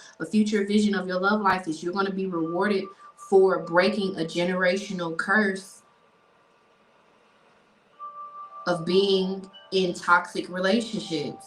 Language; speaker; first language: English; native; English